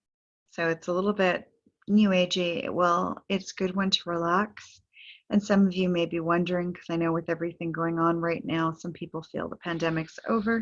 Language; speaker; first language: English; native; English